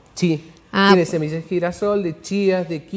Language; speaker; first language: Spanish; native; Spanish